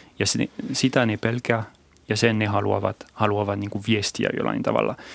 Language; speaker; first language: Finnish; non-native, fluent; French